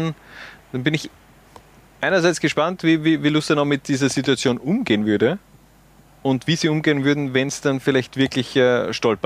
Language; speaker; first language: German; native; German